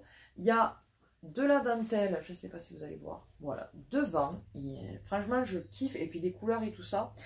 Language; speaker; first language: French; native; French